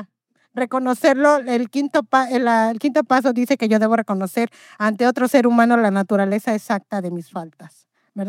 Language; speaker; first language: Spanish; native; Spanish